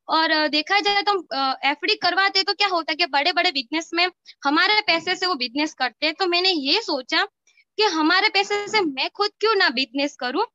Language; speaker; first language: Hindi; non-native, local second language; Gujarati